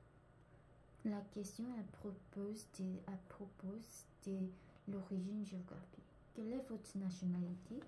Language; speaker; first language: French; non-native, learner; Korean